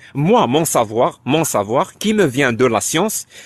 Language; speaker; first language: French; non-native, local second language; Arabic